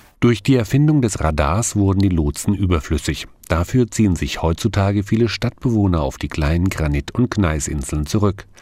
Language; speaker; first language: German; native; German